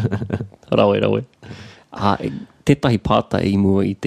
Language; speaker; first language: Māori; non-native, learner; English